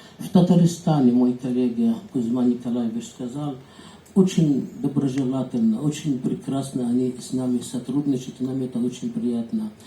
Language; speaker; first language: Russian; non-native, fluent; Arabic